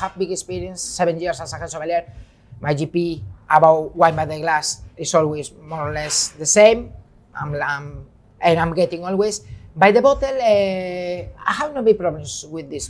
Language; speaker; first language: English; non-native, fluent; Spanish